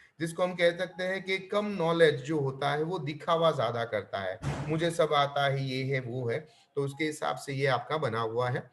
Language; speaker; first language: Hindi; non-native, local second language; Gujarati